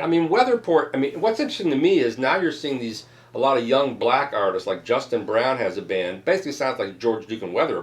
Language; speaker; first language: English; native; English